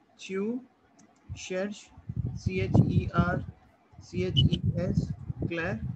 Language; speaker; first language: French; non-native, fluent; Hindi